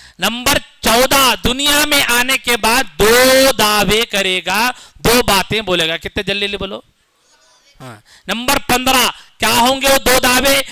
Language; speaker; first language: Urdu; native; Urdu